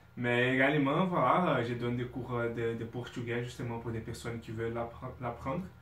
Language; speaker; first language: French; non-native, fluent; Portuguese